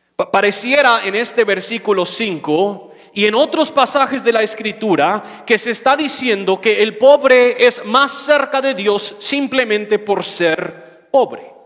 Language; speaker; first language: Spanish; non-native, fluent; English